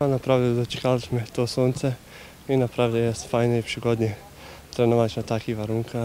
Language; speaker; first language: Polish; non-native, learner; Bosnian